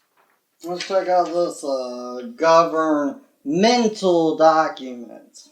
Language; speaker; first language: English; native; English